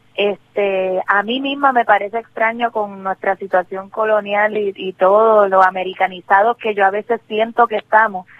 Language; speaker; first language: Spanish; native; Spanish